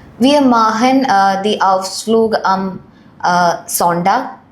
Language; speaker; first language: German; non-native, learner; Malayalam